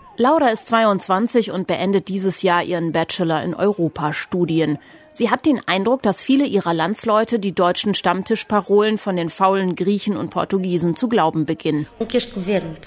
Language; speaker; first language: German; native; German